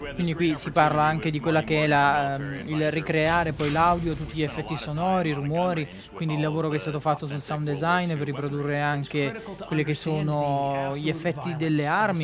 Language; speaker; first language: Italian; native; Italian